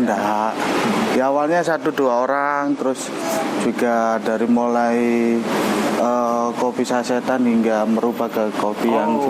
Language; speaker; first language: Indonesian; non-native, local second language; Javanese